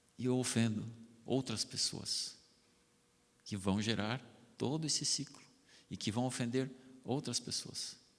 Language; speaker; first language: Portuguese; non-native, local second language; German